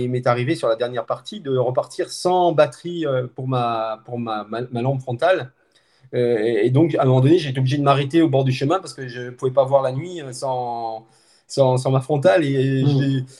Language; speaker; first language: French; native; French